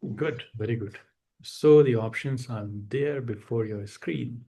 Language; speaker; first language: English; non-native, local second language; Hindi